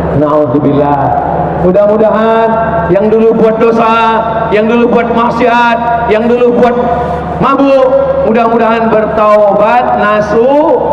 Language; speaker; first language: Malay; native; Malay